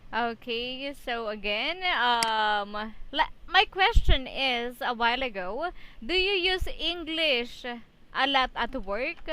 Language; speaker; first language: English; non-native, fluent; Filipino